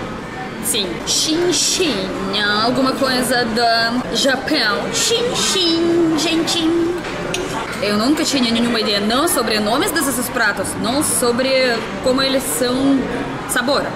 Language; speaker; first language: Portuguese; non-native, learner; Russian